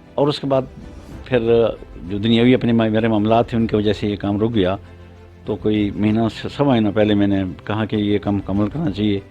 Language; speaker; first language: Urdu; non-native, local second language; Pahari-Potwari